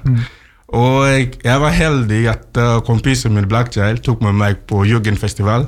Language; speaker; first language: Norwegian; non-native, fluent; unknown